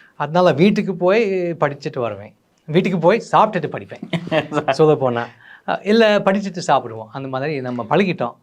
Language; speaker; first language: Tamil; non-native, fluent; English